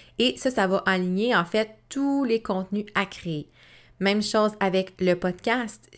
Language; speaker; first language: French; native; French